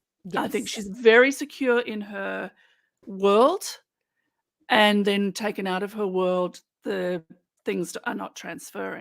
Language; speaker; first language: English; native; English